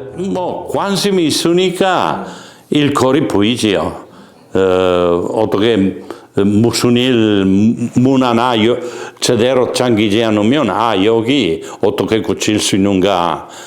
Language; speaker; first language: Korean; non-native, fluent; Italian